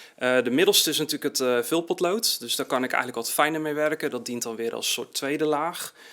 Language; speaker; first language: Dutch; native; Dutch